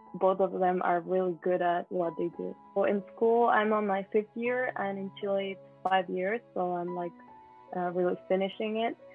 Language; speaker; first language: English; non-native, fluent; Spanish